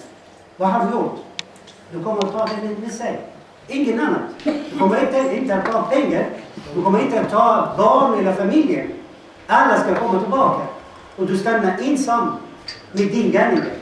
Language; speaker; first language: Swedish; non-native, fluent; Arabic